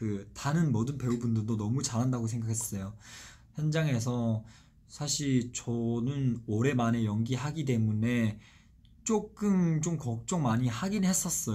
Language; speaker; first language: Korean; non-native, fluent; Chinese